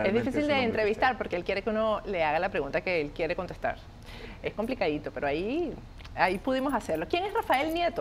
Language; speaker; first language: Spanish; native; Spanish